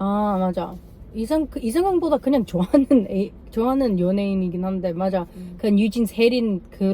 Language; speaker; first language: Korean; non-native, learner; English